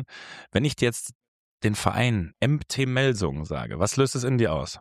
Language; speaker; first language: German; native; German